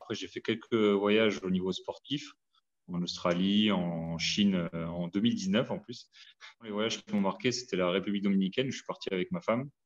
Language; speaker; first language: French; native; French